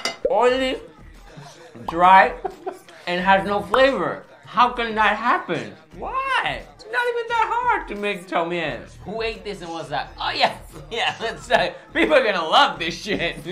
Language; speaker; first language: English; native; English